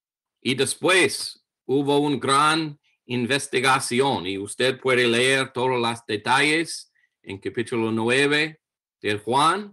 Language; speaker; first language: Spanish; non-native, learner; English